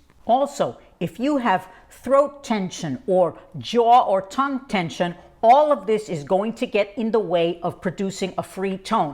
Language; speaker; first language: English; native; English